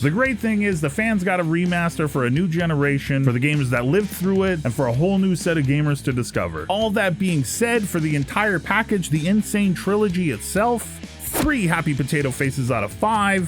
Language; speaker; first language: English; native; English